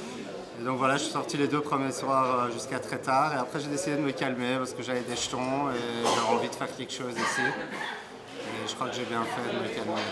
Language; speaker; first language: French; native; French